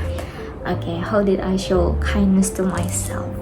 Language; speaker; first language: English; non-native, learner; Indonesian